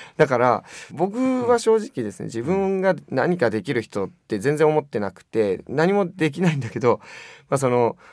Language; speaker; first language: Japanese; native; Japanese